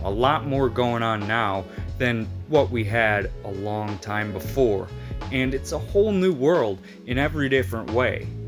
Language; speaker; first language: English; native; English